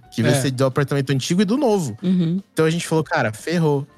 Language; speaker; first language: Portuguese; native; Portuguese